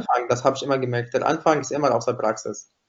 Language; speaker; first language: German; non-native, fluent; Arabic